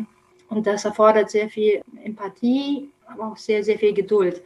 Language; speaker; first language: German; non-native, fluent; Romanian